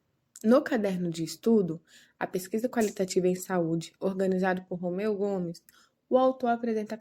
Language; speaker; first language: Portuguese; native; Portuguese